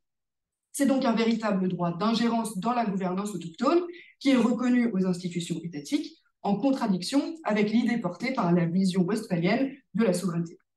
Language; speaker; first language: French; native; French